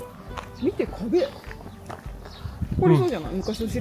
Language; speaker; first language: Japanese; native; Japanese